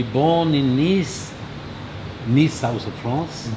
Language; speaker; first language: English; non-native, learner; French